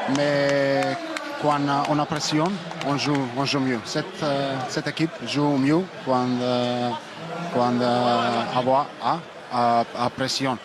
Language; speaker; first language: French; non-native, learner; Macedonian